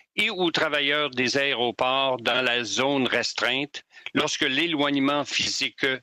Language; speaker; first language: French; native; French